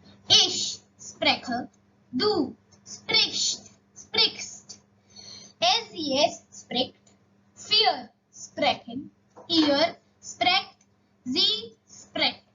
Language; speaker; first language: German; non-native, learner; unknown